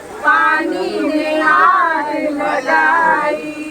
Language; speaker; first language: Hindi; native; Hindi